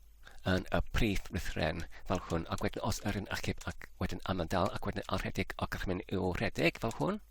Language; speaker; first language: Welsh; non-native, learner; English